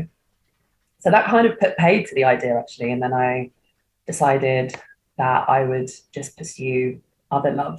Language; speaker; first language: English; native; English